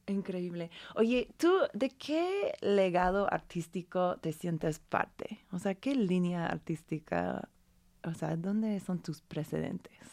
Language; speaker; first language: Spanish; non-native, fluent; English